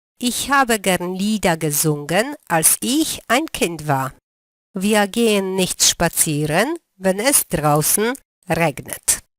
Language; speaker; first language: German; non-native, fluent; Polish